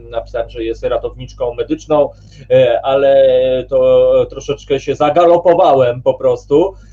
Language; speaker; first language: Polish; native; Polish